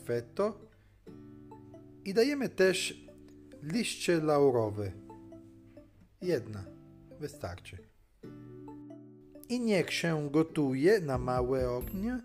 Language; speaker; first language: Polish; non-native, learner; Italian